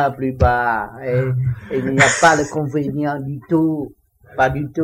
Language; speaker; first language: French; non-native, learner; Vietnamese